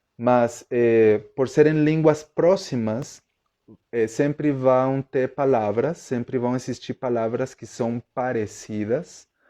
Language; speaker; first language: Portuguese; non-native, fluent; Spanish